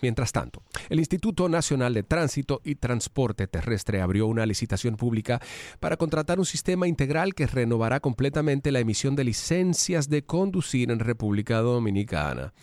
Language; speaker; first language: Spanish; native; Spanish